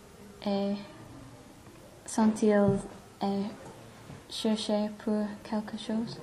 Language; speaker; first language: French; non-native, learner; English